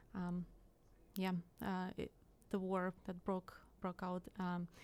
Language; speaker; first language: English; non-native, fluent; Ukrainian